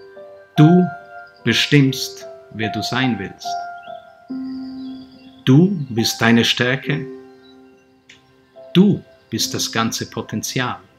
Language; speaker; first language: German; native; German